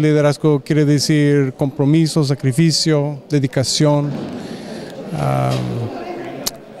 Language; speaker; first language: Spanish; non-native, fluent; English